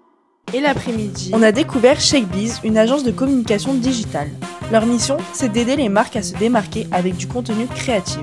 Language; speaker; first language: French; native; French